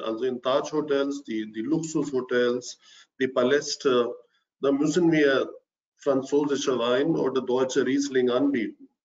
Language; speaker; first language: German; non-native, fluent; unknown